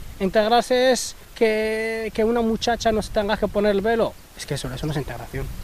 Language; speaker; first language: Spanish; early bilingual, other home language; Arabic